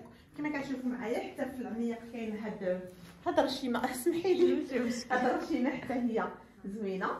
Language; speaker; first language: Arabic; native; Arabic